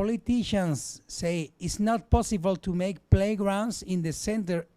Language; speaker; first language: English; non-native, learner; Spanish